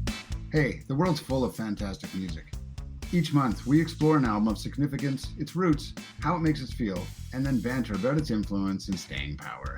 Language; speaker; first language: English; native; English